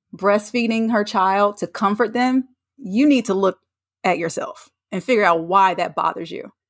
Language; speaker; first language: English; native; English